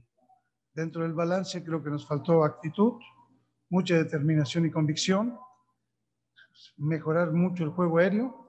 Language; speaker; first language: Spanish; native; Spanish